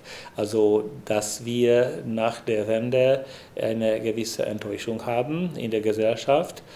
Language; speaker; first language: German; non-native, fluent; Hungarian